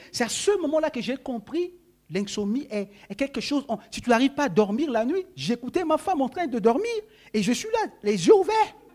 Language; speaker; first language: French; non-native, local second language; Sango